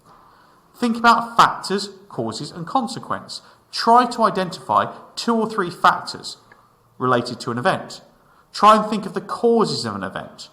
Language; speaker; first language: English; native; English